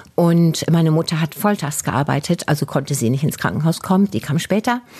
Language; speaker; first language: German; non-native, fluent; English